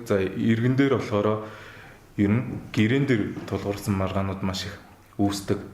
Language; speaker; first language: Mongolian; native; Mongolian